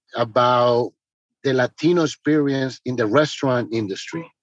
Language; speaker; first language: English; non-native, fluent; Spanish